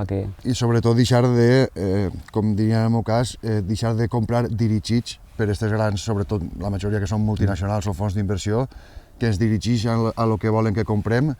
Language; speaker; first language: Catalan; native; Catalan